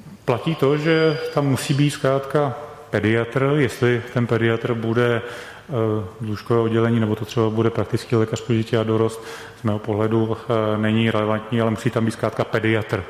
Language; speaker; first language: Czech; native; Czech